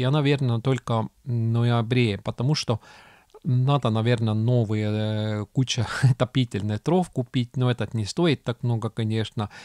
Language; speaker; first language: Russian; non-native, local second language; Estonian